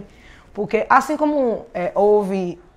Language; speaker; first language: Portuguese; native; Portuguese